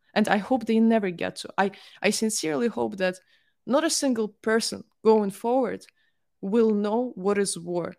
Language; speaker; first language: English; non-native, fluent; Russian